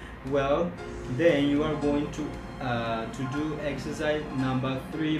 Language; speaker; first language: English; non-native, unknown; Spanish